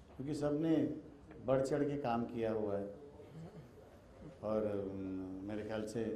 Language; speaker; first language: Hindi; non-native, local second language; Marathi